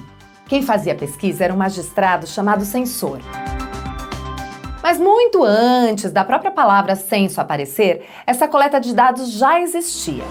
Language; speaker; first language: Portuguese; native; Portuguese